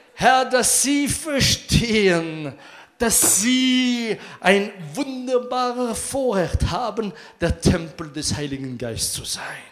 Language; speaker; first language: German; non-native, fluent; French